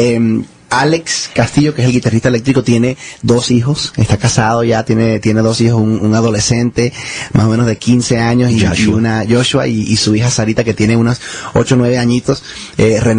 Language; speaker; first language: Spanish; early bilingual, heritage; Spanish